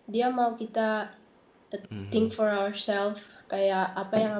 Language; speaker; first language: Indonesian; early bilingual, heritage; Dutch